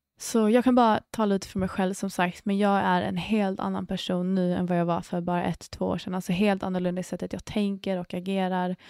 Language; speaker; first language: Swedish; early bilingual, other home language; English